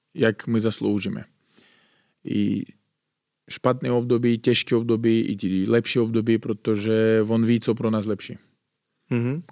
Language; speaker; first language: Czech; non-native, fluent; Uzbek